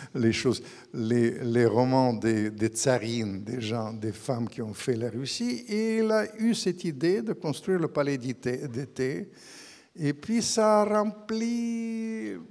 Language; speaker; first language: French; non-native, fluent; Ukrainian